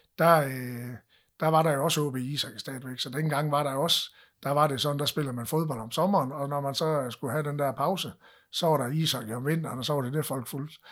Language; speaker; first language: Danish; native; Danish